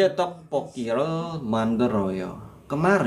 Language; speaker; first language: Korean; non-native, fluent; Indonesian